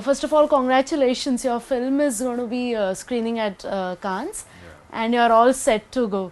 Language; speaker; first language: English; non-native, local second language; Hindi